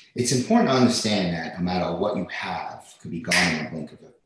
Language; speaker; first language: English; native; English